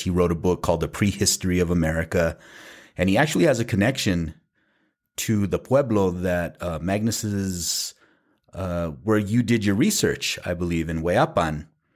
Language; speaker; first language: English; native; English